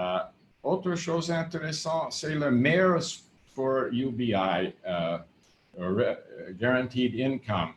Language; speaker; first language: French; non-native, fluent; English